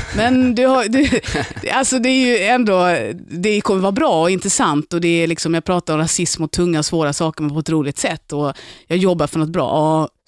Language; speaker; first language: Swedish; native; Swedish